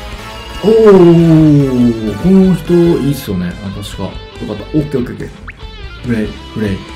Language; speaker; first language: Japanese; native; Japanese